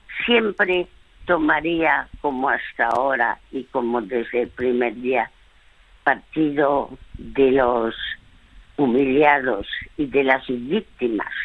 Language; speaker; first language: Spanish; early bilingual, other home language; French